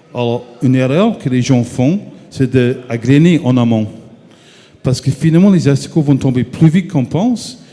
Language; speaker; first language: French; non-native, fluent; English